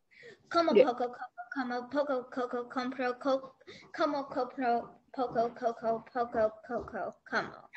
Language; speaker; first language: Spanish; non-native, learner; English